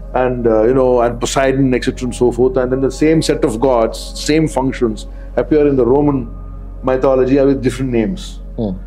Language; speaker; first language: English; non-native, local second language; Telugu